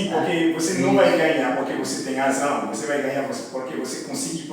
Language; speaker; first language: Portuguese; non-native, learner; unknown